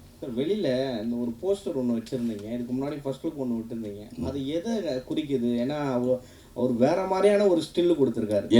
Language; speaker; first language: Tamil; native; Tamil